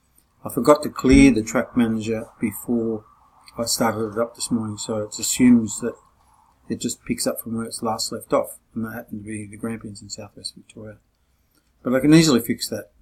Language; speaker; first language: English; native; English